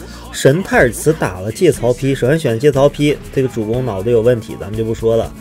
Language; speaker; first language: Chinese; native; Chinese